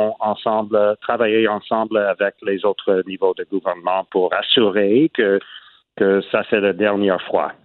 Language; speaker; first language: French; non-native, learner; English